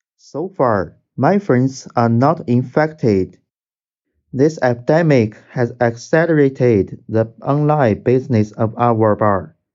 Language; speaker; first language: English; non-native, fluent; Chinese